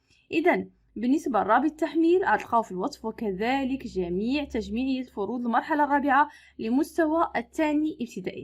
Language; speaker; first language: Arabic; native; Arabic